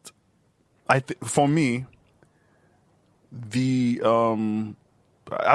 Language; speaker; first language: English; non-native, local second language; Yoruba